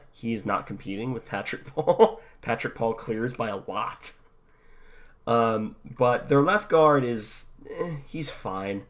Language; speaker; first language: English; native; English